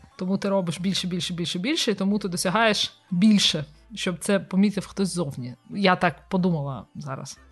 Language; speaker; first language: Ukrainian; non-native, local second language; Russian